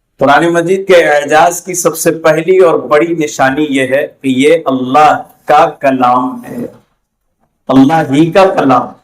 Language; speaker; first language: Urdu; native; Urdu